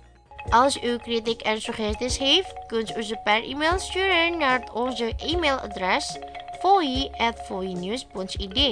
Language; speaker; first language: Dutch; non-native, learner; Indonesian